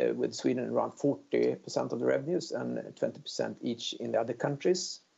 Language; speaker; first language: English; non-native, fluent; Swedish